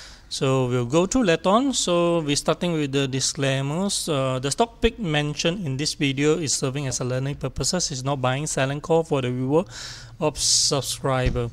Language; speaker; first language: English; non-native, local second language; Chinese